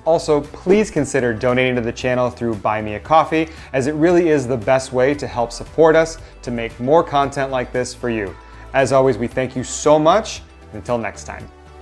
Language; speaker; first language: English; native; English